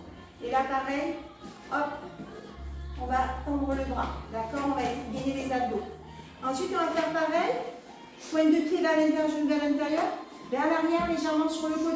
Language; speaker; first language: French; native; French